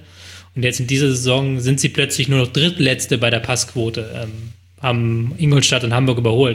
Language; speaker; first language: German; native; German